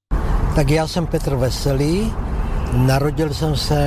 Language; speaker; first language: Czech; non-native, local second language; Slovak